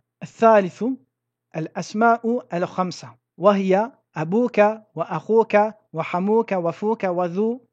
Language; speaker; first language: Arabic; non-native, fluent; French